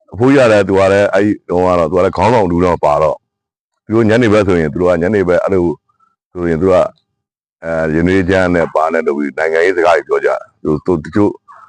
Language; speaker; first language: Burmese; native; Burmese